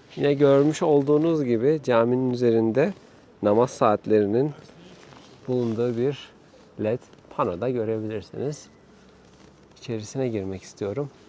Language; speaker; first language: Turkish; native; Turkish